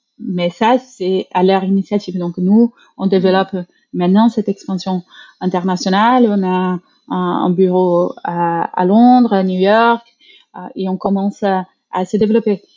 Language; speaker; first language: French; non-native, fluent; Portuguese